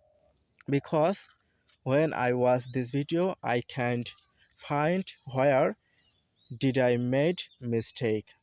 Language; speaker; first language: English; non-native, learner; Bangla